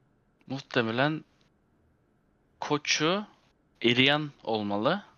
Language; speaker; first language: Turkish; early bilingual, heritage; Turkish